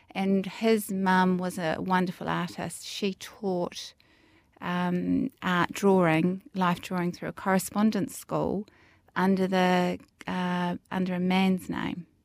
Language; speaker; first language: English; native; English